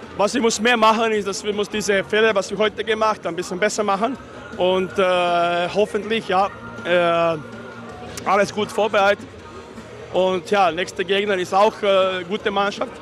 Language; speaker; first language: German; non-native, learner; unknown